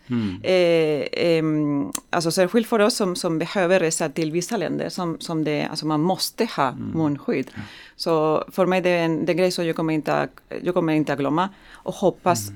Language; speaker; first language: Swedish; non-native, learner; Spanish